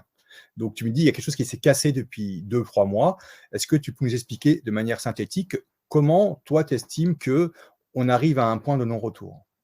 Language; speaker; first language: French; native; French